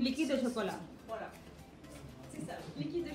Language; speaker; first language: French; non-native, learner; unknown